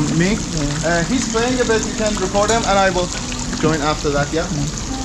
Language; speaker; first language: English; non-native, fluent; Persian